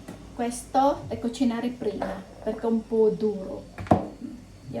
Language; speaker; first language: Italian; non-native, learner; Filipino